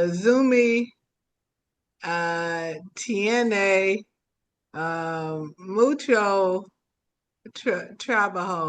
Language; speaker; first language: Spanish; non-native, learner; English